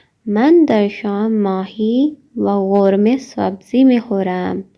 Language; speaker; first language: Persian; non-native, fluent; Urdu